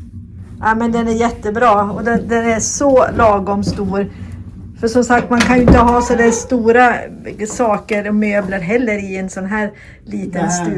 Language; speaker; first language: Swedish; native; Swedish